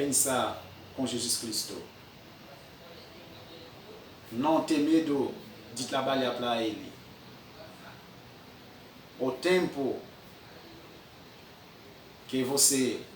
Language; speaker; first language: Portuguese; non-native, fluent; French